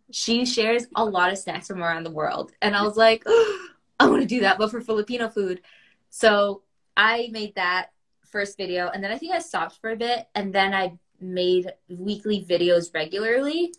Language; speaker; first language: English; early bilingual, other home language; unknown